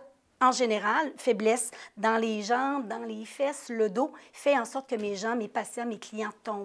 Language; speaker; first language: French; native; French